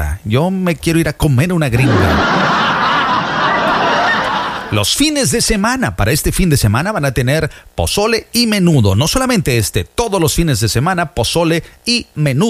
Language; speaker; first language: Spanish; native; Spanish